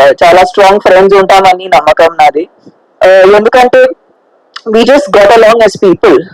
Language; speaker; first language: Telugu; non-native, fluent; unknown